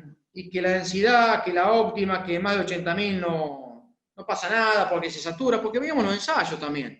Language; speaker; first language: Spanish; native; Spanish